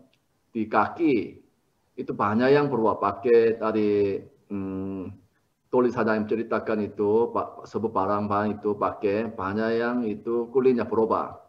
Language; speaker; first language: Indonesian; non-native, learner; Korean